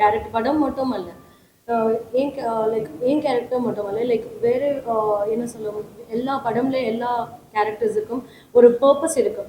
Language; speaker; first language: Tamil; non-native, learner; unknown